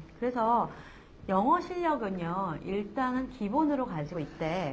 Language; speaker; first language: Korean; native; Korean